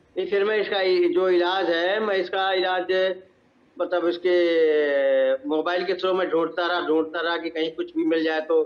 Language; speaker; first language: Hindi; native; Hindi